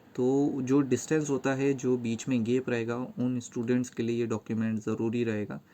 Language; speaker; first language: Hindi; native; Hindi